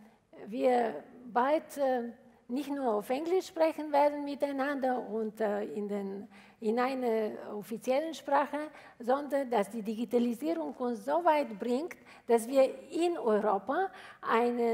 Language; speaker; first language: German; non-native, fluent; Bulgarian